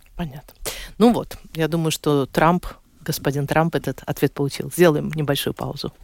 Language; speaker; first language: Russian; native; Russian